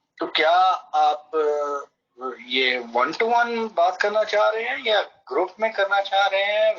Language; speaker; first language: Urdu; early bilingual, heritage; Urdu